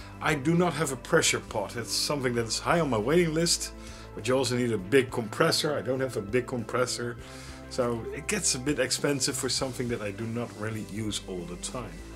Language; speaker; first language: English; non-native, fluent; Dutch